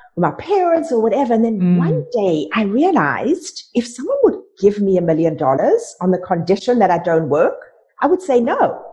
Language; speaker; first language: English; native; English